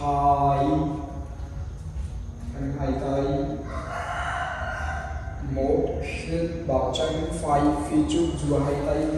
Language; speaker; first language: Vietnamese; non-native, learner; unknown